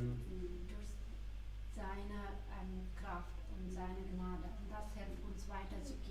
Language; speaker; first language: German; non-native, fluent; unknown